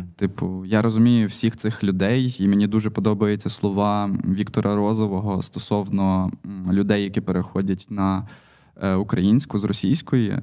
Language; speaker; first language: Ukrainian; non-native, local second language; Russian